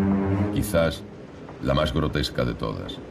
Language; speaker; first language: Spanish; native; Spanish